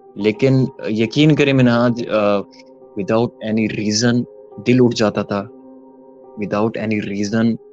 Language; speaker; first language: Urdu; early bilingual, heritage; Urdu